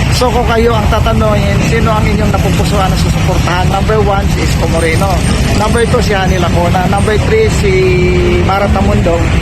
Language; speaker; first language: Filipino; native; Filipino